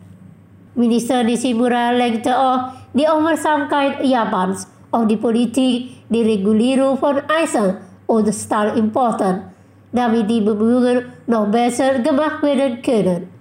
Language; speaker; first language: German; non-native, learner; Indonesian